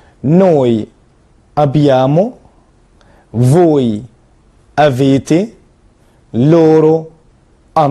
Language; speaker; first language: Italian; non-native, fluent; Arabic